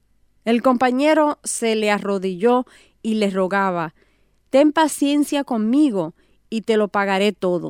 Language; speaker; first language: Spanish; native; Spanish